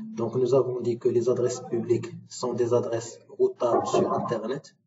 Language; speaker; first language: French; non-native, local second language; Arabic